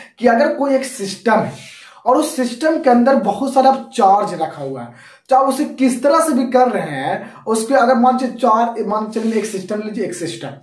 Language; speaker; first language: Hindi; native; Hindi